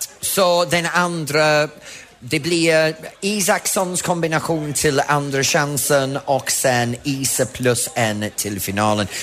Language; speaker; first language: Swedish; non-native, fluent; English